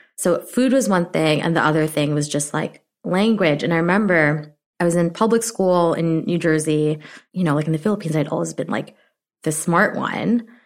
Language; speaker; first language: English; early bilingual, other home language; Filipino